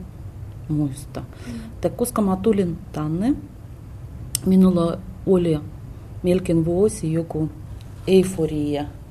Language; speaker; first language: Finnish; non-native, learner; Russian